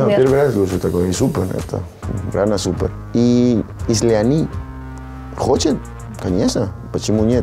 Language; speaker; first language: Russian; non-native, learner; Spanish